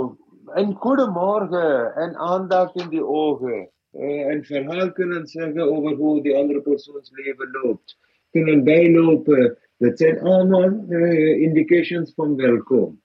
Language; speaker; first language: Dutch; non-native, fluent; Malayalam